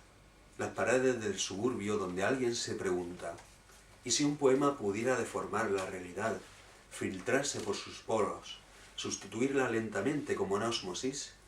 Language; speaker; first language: Spanish; native; Spanish